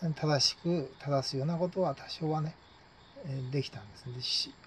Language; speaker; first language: Japanese; native; Japanese